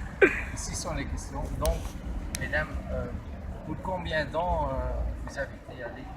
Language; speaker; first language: French; non-native, learner; Dutch